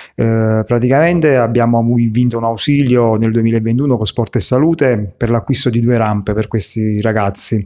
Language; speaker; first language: Italian; native; Italian